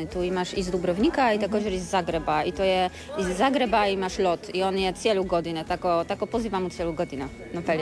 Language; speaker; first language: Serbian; non-native, learner; Polish